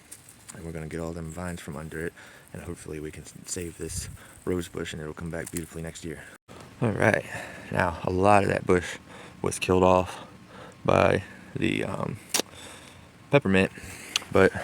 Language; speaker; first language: English; native; English